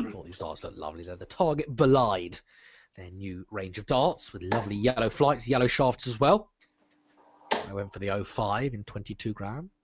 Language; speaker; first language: English; native; English